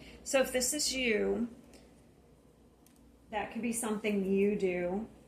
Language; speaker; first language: English; native; English